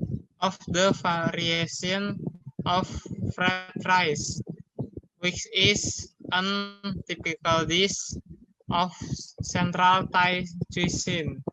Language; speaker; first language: English; non-native, learner; Indonesian